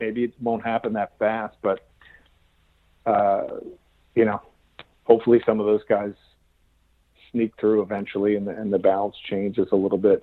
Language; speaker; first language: English; native; English